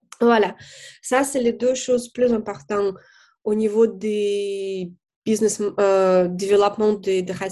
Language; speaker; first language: French; non-native, fluent; Russian